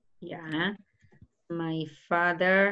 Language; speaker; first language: English; non-native, learner; Spanish